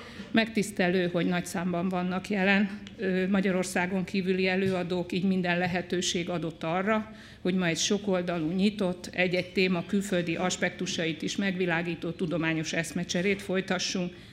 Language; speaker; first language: Hungarian; native; Hungarian